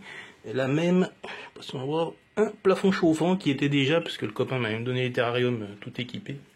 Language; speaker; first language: French; native; French